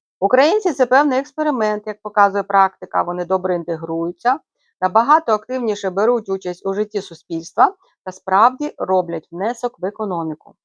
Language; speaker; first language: Ukrainian; native; Ukrainian